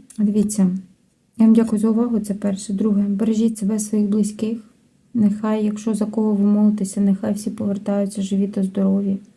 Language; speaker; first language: Ukrainian; non-native, local second language; Russian